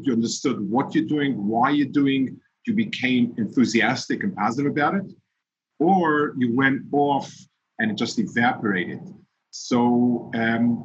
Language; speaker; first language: English; early bilingual, other home language; Yiddish